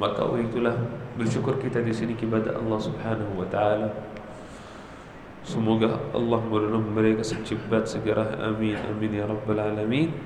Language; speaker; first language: Indonesian; non-native, learner; Arabic